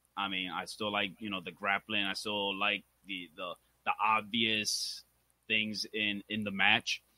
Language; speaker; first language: English; early bilingual, other home language; Spanish